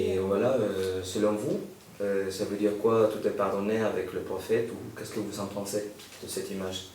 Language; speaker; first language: French; non-native, fluent; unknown